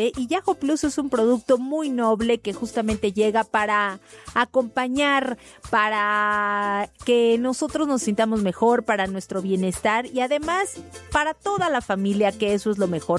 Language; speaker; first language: Spanish; native; Spanish